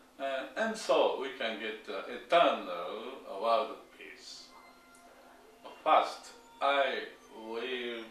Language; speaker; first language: English; non-native, learner; Japanese